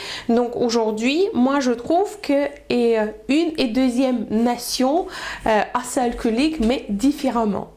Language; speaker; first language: French; non-native, fluent; Russian